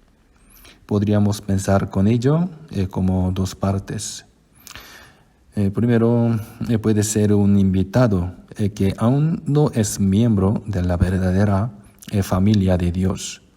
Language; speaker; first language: Spanish; non-native, fluent; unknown